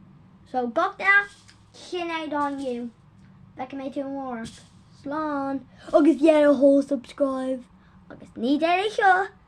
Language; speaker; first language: Irish; non-native, local second language; English